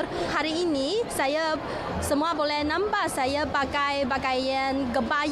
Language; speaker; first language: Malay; non-native, fluent; Chinese